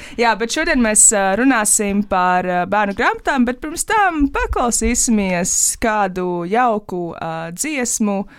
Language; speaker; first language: Latvian; native; Latvian